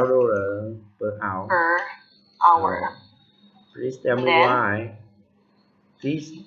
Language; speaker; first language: English; non-native, learner; Vietnamese